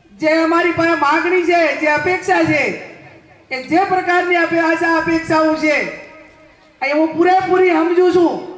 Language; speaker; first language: Gujarati; native; Gujarati